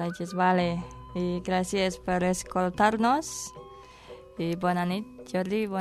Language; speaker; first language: Catalan; non-native, learner; Indonesian